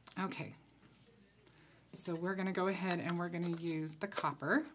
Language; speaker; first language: English; native; English